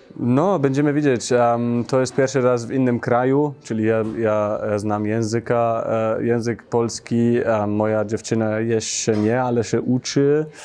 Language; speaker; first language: Polish; early bilingual, heritage; Polish